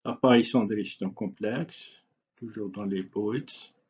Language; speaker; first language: French; non-native, local second language; Arabic